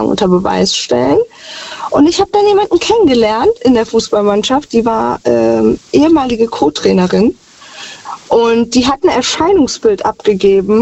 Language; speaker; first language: German; native; German